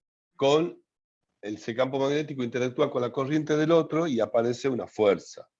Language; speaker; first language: Spanish; native; Spanish